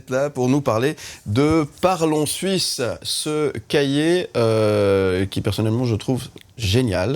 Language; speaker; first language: French; native; French